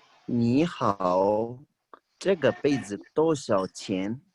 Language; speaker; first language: Chinese; non-native, fluent; Urdu